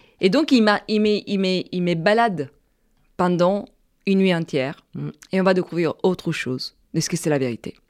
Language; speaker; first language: French; non-native, fluent; Italian